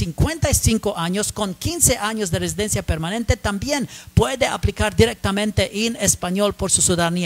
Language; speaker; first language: Spanish; non-native, learner; English